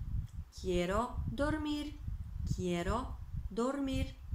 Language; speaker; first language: Spanish; non-native, fluent; Turkish